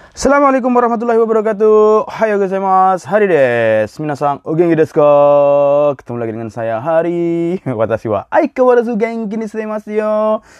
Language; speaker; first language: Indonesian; native; Indonesian